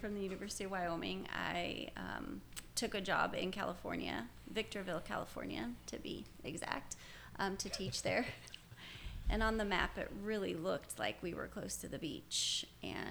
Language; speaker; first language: English; native; English